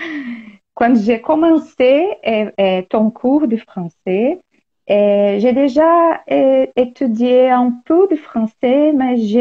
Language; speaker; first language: French; non-native, learner; Portuguese